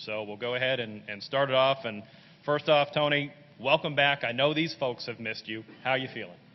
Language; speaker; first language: English; native; English